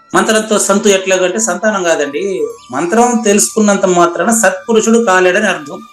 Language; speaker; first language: Telugu; non-native, local second language; Tamil